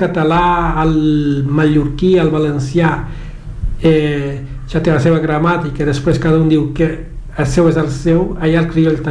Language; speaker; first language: Catalan; non-native, fluent; Kabuverdianu